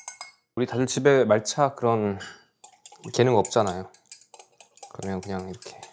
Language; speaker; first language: Korean; native; Korean